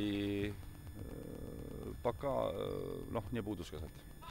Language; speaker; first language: Russian; non-native, fluent; Estonian